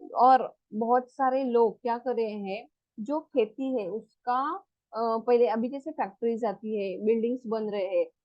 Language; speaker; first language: Hindi; non-native, local second language; Marathi